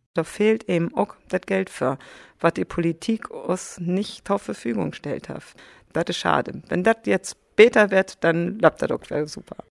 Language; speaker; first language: German; native; German